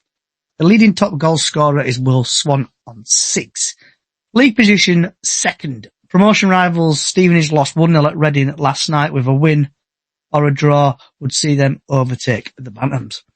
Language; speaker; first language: English; native; English